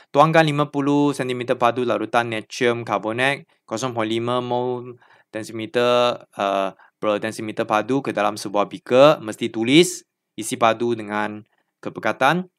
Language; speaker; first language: Malay; non-native, local second language; Chinese